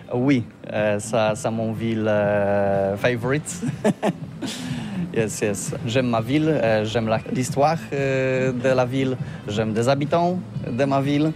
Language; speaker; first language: French; non-native, learner; Polish